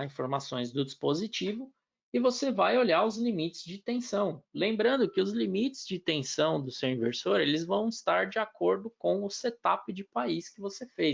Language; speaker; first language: Portuguese; native; Portuguese